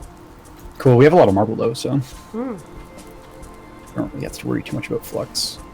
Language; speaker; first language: English; native; English